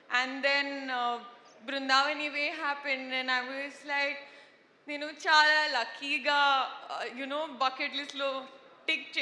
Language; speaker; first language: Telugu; non-native, learner; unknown